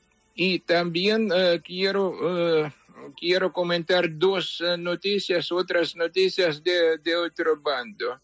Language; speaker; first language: Spanish; non-native, fluent; Ukrainian